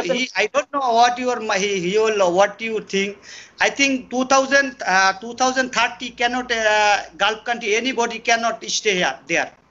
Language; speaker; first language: English; non-native, learner; Bangla